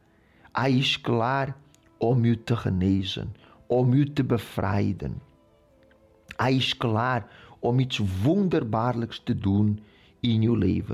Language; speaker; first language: Dutch; non-native, local second language; Portuguese